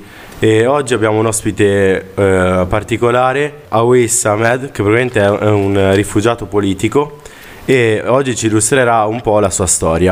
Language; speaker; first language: Italian; native; Italian